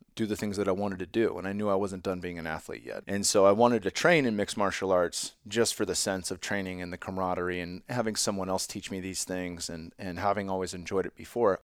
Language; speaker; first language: English; native; English